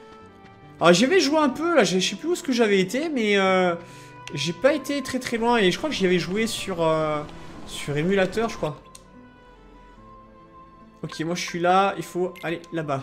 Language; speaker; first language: French; native; French